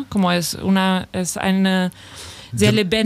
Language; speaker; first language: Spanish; non-native, fluent; German